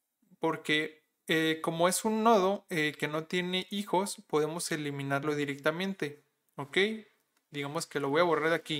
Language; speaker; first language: Spanish; native; Spanish